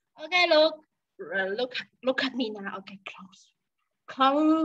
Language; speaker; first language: English; non-native, learner; Vietnamese